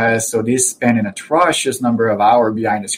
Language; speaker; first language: English; native; English